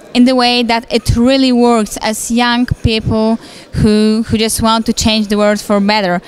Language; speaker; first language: English; non-native, fluent; Polish